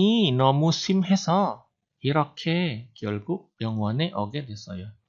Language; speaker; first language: Korean; non-native, fluent; Indonesian